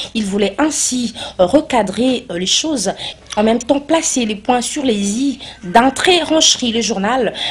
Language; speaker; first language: French; non-native, local second language; Lingala